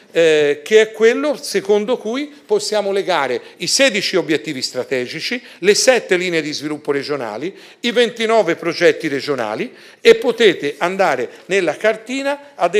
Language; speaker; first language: Italian; native; Italian